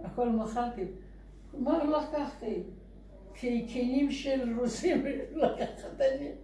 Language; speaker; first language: Hebrew; non-native, learner; Russian